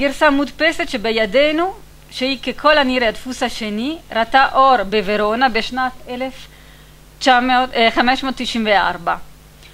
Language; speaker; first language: Hebrew; non-native, fluent; Italian